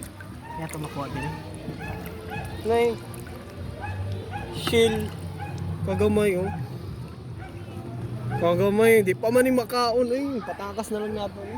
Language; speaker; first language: Filipino; non-native, local second language; Cebuano